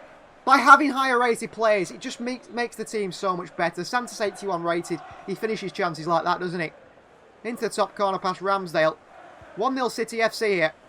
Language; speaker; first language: English; native; English